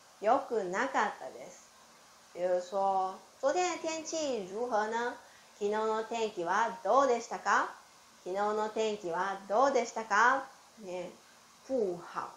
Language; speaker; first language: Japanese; non-native, fluent; Chinese